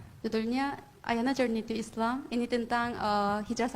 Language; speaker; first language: Indonesian; non-native, fluent; Korean